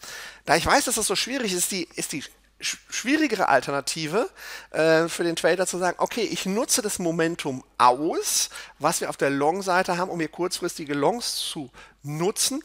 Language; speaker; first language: German; native; German